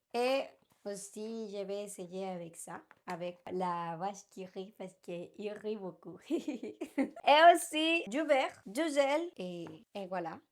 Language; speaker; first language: French; non-native, learner; Spanish